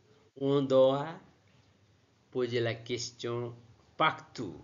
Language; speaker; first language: French; non-native, learner; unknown